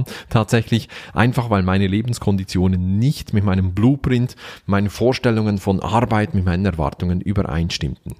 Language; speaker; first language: German; native; German